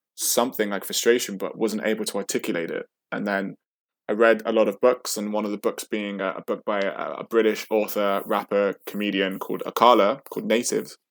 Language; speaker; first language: English; native; English